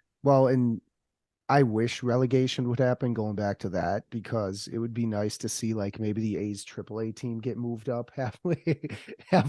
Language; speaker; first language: English; native; English